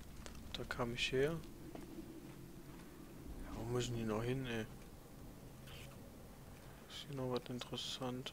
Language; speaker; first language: German; native; German